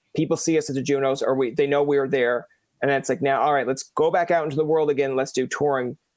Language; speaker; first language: English; native; English